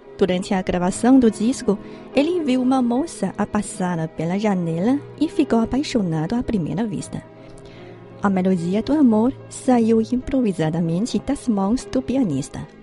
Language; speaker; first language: Portuguese; non-native, fluent; Chinese